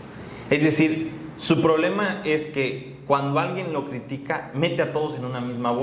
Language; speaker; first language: Spanish; native; Spanish